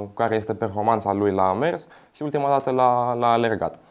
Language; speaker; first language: Romanian; non-native, fluent; Greek